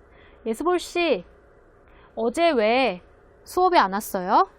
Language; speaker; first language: Korean; native; Korean